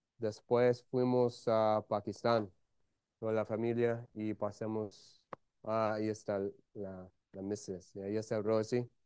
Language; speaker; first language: Spanish; non-native, fluent; English